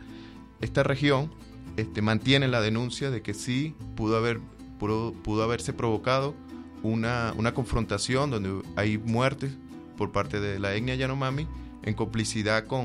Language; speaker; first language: Spanish; native; Spanish